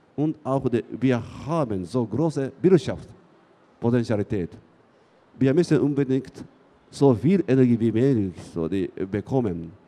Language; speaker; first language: German; non-native, fluent; Japanese